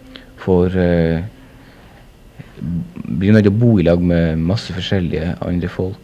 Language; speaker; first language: Norwegian; native; Norwegian